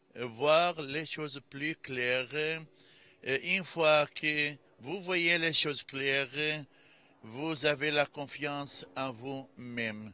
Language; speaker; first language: French; non-native, fluent; English